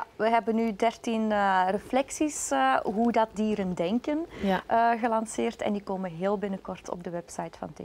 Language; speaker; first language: Dutch; native; Dutch